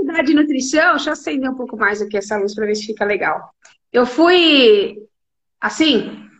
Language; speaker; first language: Portuguese; native; Portuguese